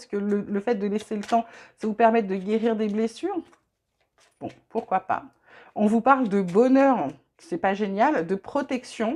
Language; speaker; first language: French; native; French